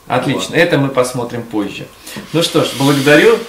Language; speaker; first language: Russian; native; Russian